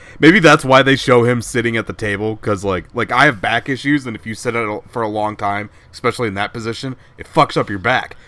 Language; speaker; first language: English; native; English